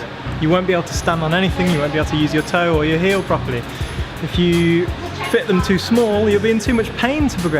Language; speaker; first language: English; native; English